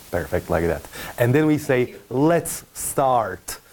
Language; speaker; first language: English; non-native, fluent; Czech